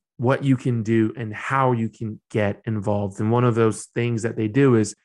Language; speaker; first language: English; early bilingual, other home language; Burmese